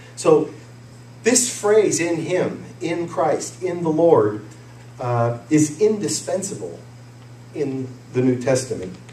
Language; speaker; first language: English; native; English